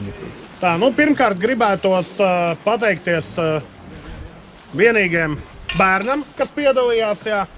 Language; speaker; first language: Latvian; native; Latvian